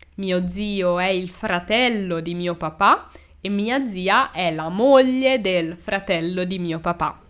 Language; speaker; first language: Italian; native; Italian